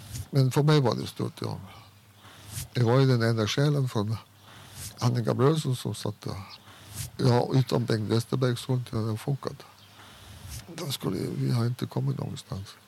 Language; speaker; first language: Swedish; non-native, fluent; German